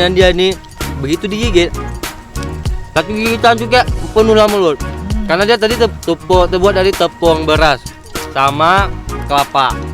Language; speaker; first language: Indonesian; native; Indonesian